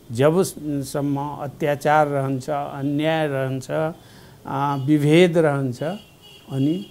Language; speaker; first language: Nepali; non-native, local second language; Maithili